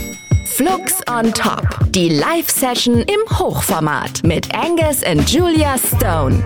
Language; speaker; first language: German; native; German